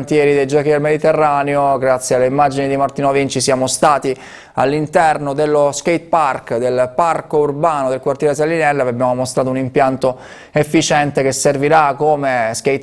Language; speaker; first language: Italian; native; Italian